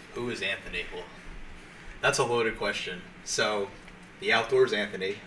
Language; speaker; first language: English; native; English